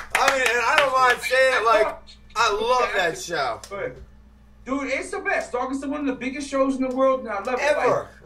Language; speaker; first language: English; native; English